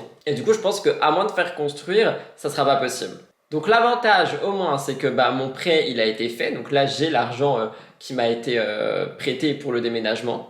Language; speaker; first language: French; native; French